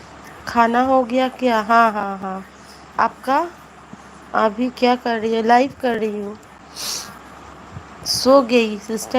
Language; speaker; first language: Hindi; non-native, local second language; Bangla